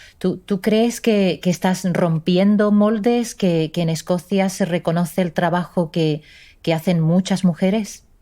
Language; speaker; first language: Spanish; native; Spanish